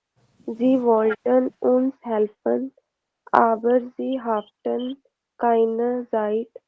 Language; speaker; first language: German; non-native, learner; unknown